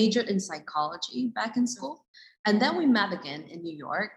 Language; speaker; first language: English; non-native, local second language; Chinese